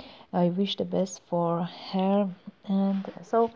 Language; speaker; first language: English; non-native, learner; Persian